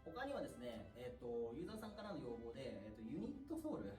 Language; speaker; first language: Japanese; native; Japanese